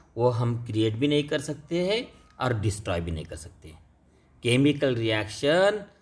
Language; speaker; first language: Hindi; non-native, local second language; Marathi